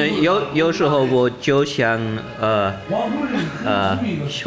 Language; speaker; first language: Chinese; non-native, learner; German